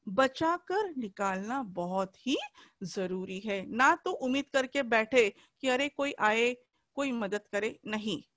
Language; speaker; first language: Hindi; non-native, local second language; Marathi